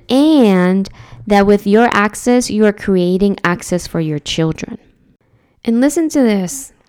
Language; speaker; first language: English; early bilingual, other home language; Spanish